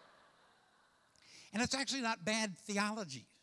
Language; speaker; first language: English; native; English